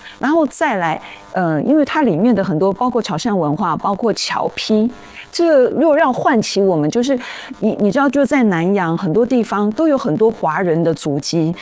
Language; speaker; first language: Chinese; native; Chinese